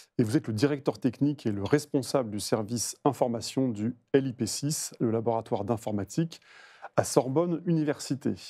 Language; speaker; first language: French; native; French